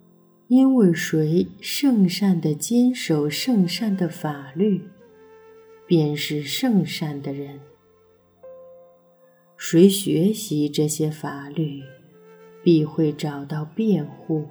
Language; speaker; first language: Chinese; native; Chinese